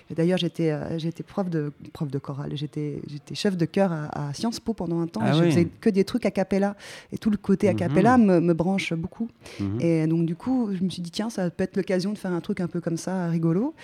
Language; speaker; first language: French; native; French